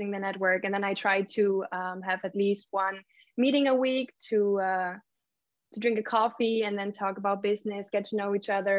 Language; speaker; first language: English; non-native, fluent; German